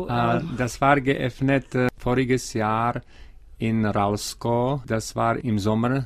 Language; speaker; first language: German; non-native, learner; Czech